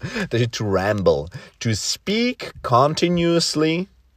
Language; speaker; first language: English; non-native, fluent; Czech